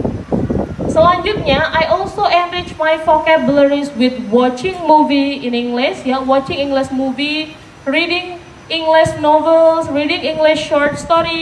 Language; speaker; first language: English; non-native, fluent; Indonesian